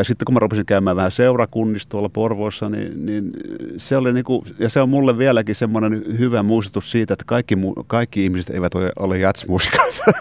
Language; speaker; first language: Finnish; non-native, local second language; Swedish